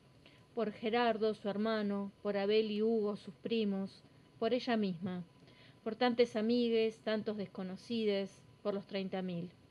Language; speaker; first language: Spanish; native; Spanish